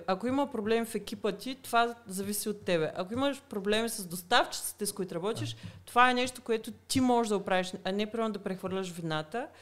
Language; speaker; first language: Bulgarian; early bilingual, heritage; Bulgarian